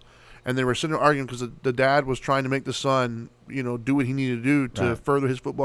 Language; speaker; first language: English; native; English